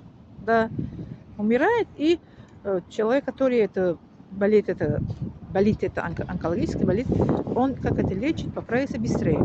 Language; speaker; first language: Russian; non-native, learner; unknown